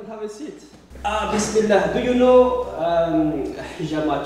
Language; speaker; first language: English; non-native, learner; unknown